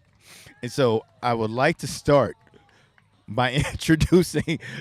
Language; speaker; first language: English; native; English